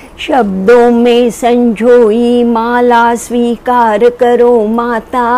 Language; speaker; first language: Hindi; non-native, local second language; Marathi